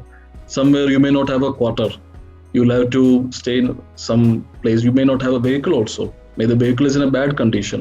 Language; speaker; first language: English; non-native, local second language; Malayalam